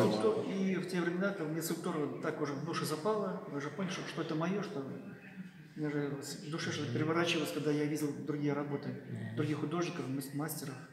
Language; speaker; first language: Russian; native; Russian